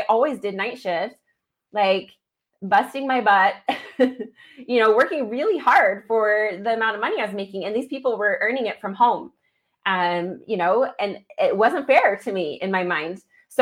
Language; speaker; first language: English; native; English